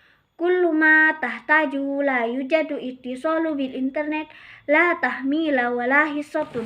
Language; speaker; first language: Arabic; non-native, learner; Indonesian